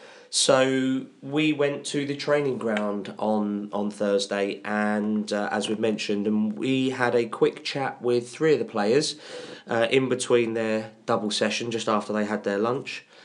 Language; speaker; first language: English; native; English